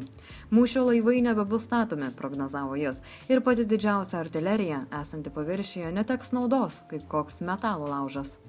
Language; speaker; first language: Lithuanian; native; Lithuanian